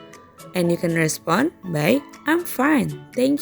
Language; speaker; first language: English; non-native, learner; Indonesian